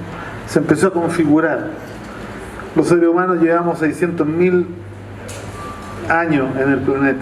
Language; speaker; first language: Spanish; native; Spanish